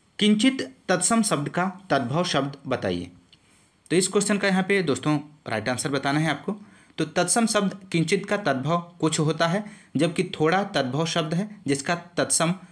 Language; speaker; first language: Hindi; native; Hindi